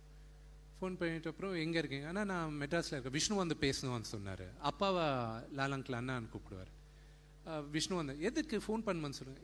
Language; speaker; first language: Tamil; non-native, fluent; Telugu